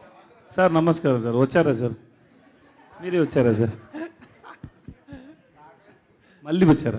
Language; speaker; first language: Telugu; non-native, learner; Tamil